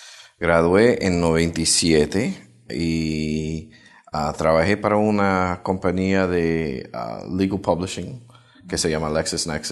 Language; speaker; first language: Spanish; early bilingual, heritage; Spanish